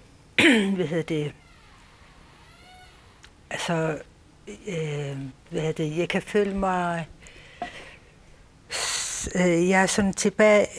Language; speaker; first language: Danish; non-native, local second language; Kalaallisut